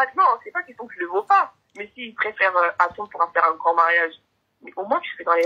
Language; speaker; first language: French; native; French